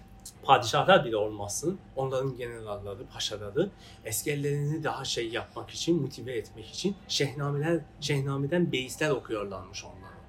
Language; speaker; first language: Turkish; non-native, fluent; Persian